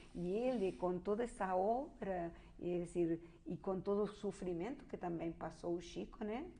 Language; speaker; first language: Portuguese; non-native, fluent; Spanish